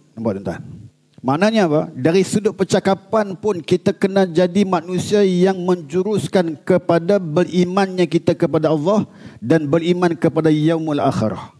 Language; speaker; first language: Malay; native; Malay